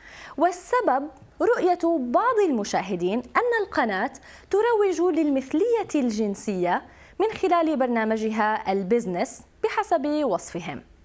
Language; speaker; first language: Arabic; native; Arabic